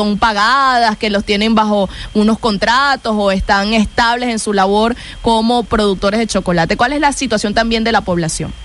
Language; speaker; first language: Spanish; native; Spanish